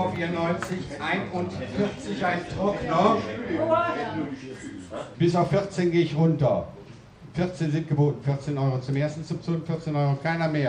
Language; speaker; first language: German; native; German